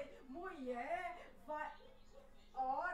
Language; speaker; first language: Portuguese; native; Portuguese